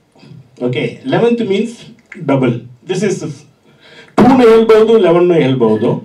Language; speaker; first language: Kannada; non-native, learner; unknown